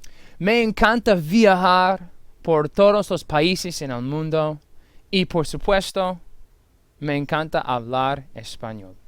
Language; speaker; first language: Spanish; non-native, fluent; English